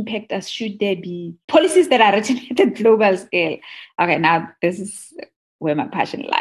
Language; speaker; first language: English; non-native, local second language; Tswana